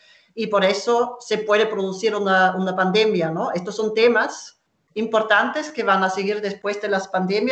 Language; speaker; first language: Spanish; non-native, fluent; German